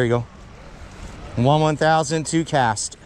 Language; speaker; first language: English; native; English